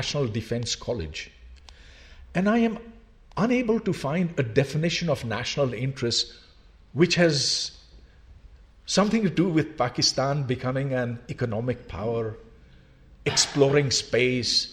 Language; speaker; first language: English; non-native, local second language; Urdu